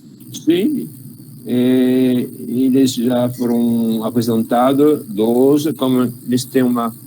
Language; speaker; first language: Portuguese; non-native, learner; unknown